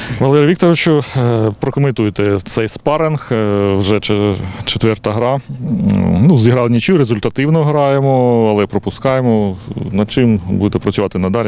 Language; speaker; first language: Ukrainian; native; Ukrainian